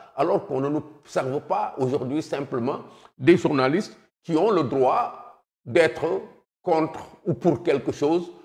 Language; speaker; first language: French; non-native, local second language; Wolof